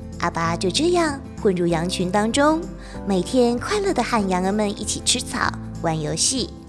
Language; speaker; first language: Chinese; native; Chinese